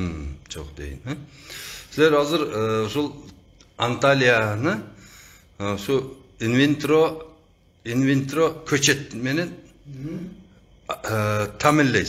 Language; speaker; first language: Turkish; non-native, learner; Kyrgyz